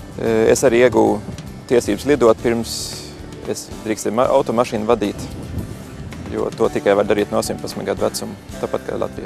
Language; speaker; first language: Latvian; native; Latvian